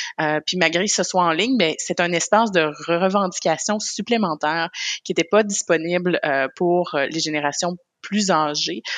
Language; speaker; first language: French; native; French